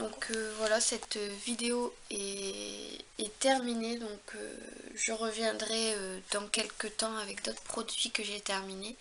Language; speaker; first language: French; native; French